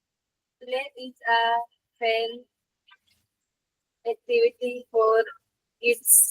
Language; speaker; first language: English; non-native, learner; Hindi